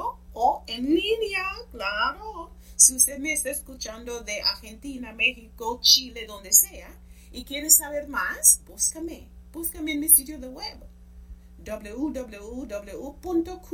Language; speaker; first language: Spanish; non-native, fluent; English